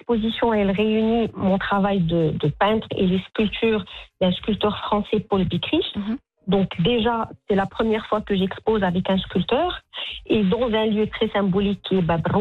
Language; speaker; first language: French; non-native, local second language; Arabic